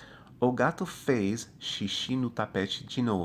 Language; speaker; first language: Portuguese; non-native, fluent; English